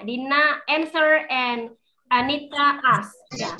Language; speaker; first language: English; non-native, fluent; Indonesian